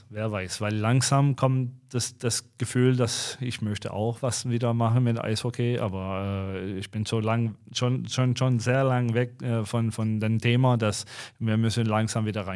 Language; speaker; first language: German; non-native, fluent; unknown